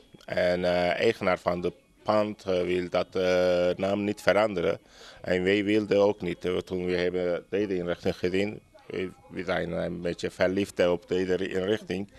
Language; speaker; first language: Dutch; non-native, learner; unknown